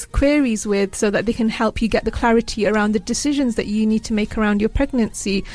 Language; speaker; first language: English; early bilingual, other home language; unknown